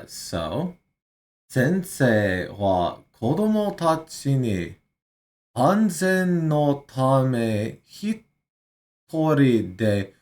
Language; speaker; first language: Japanese; non-native, learner; English